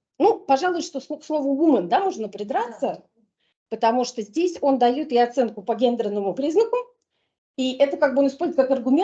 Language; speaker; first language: Russian; native; Russian